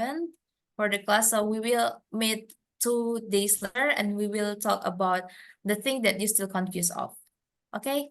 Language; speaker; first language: English; non-native, fluent; Indonesian